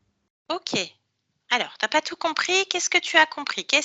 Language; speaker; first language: French; native; French